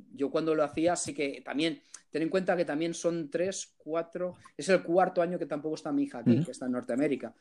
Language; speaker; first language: Spanish; early bilingual, heritage; Spanish